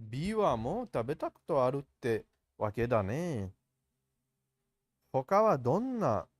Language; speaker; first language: Japanese; non-native, learner; Greek